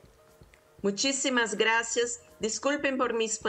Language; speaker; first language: Spanish; non-native, fluent; Portuguese